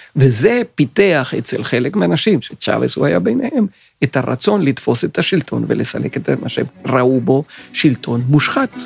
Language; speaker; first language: Hebrew; non-native, fluent; Spanish